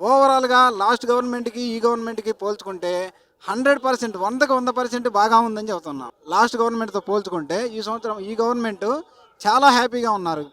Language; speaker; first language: Telugu; native; Telugu